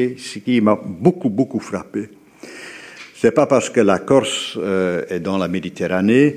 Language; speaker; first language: French; native; French